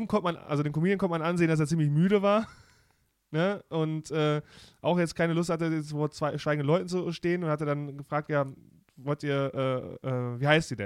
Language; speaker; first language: German; native; German